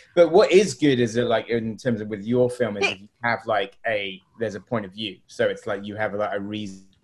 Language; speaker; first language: English; native; English